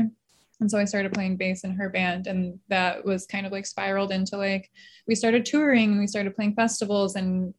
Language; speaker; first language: English; native; English